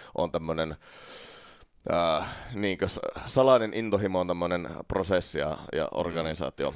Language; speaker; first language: Finnish; native; Finnish